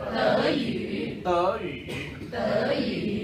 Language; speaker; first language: Chinese; non-native, learner; Thai